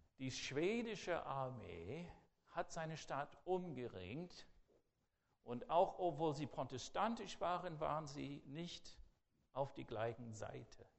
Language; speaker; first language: German; non-native, fluent; English